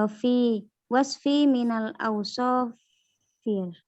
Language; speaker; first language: Arabic; non-native, learner; Indonesian